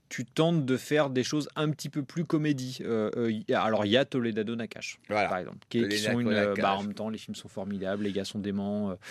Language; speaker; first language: French; native; French